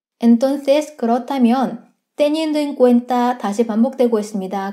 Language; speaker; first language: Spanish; non-native, fluent; Korean